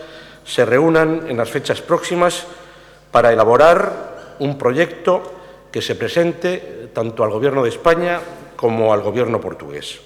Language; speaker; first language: Spanish; native; Spanish